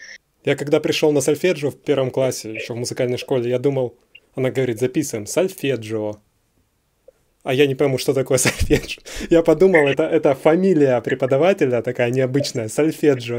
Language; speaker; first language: Russian; native; Russian